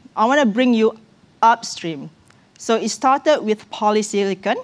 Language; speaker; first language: English; non-native, local second language; Malay